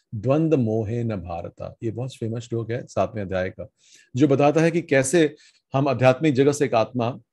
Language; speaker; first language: Hindi; native; Hindi